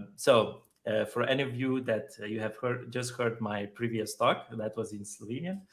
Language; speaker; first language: English; non-native, fluent; Slovenian